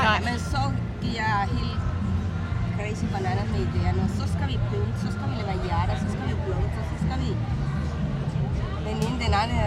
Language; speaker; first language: Danish; non-native, fluent; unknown